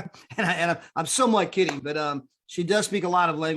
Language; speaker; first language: English; native; English